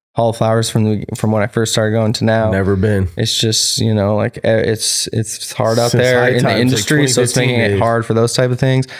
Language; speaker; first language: English; native; English